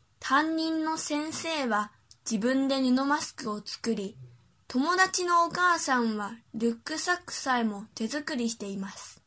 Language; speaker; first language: Japanese; early bilingual, other home language; Chinese